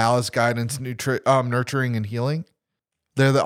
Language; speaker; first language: English; native; English